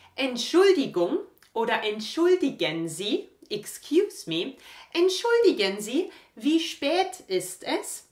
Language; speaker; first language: German; native; German